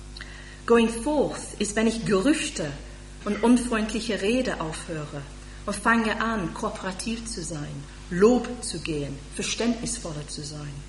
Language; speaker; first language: German; non-native, fluent; English